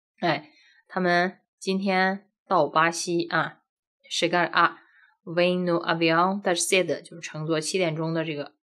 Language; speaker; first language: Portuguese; non-native, fluent; Chinese